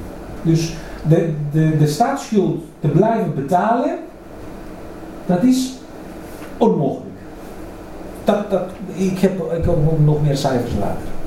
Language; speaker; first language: Dutch; non-native, fluent; Greek